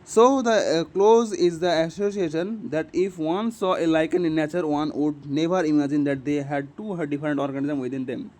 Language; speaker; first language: English; non-native, local second language; Bangla